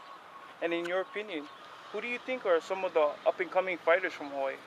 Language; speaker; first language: English; native; English